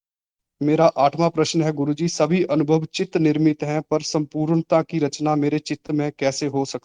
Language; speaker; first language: Hindi; native; Hindi